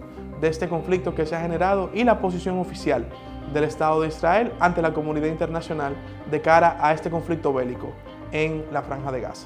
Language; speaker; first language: Spanish; native; Spanish